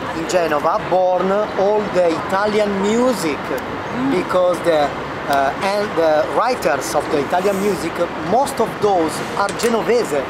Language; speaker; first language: English; non-native, learner; Italian